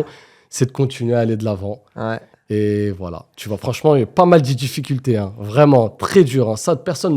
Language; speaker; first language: French; native; French